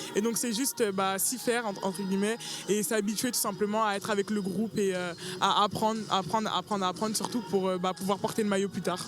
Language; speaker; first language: French; early bilingual, other home language; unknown